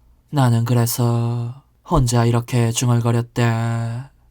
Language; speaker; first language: Korean; native; Korean